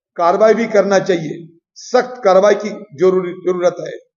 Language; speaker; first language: Hindi; non-native, local second language; Bangla